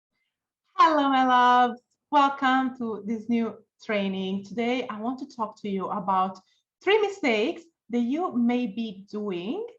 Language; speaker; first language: English; non-native, fluent; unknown